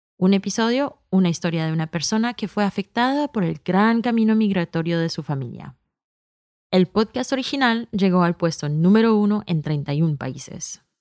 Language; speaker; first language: Spanish; early bilingual, heritage; Spanish